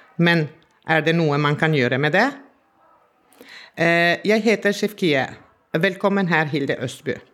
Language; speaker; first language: Norwegian; non-native, fluent; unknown